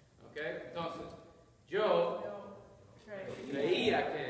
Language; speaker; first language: Spanish; non-native, fluent; English